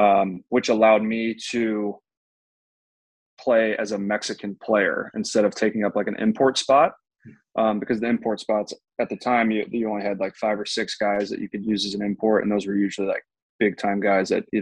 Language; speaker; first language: English; native; English